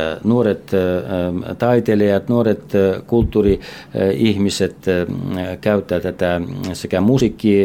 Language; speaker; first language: Finnish; non-native, fluent; Russian